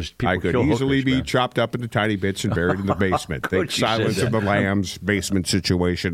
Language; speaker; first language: English; native; English